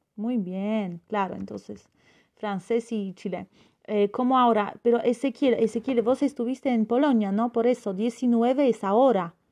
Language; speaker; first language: Spanish; non-native, fluent; Polish